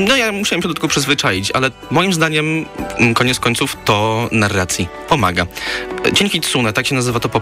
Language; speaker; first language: Polish; native; Polish